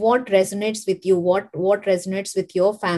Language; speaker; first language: English; non-native, local second language; Kannada